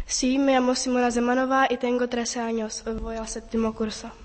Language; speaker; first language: Spanish; non-native, learner; Czech